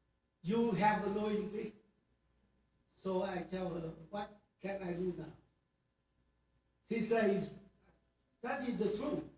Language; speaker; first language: English; non-native, learner; Vietnamese